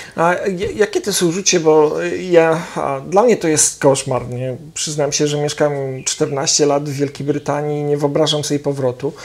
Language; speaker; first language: Polish; native; Polish